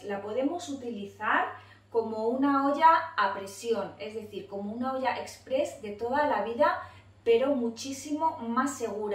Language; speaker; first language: Spanish; native; Spanish